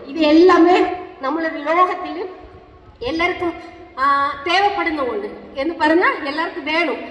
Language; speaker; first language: Malayalam; non-native, learner; Tamil